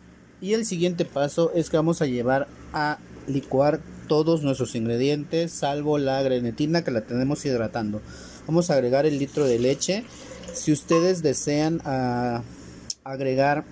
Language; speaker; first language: Spanish; native; Spanish